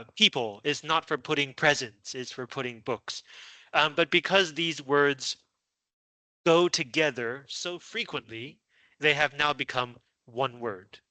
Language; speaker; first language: English; non-native, fluent; Chinese